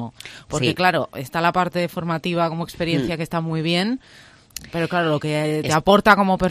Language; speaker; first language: Spanish; native; Spanish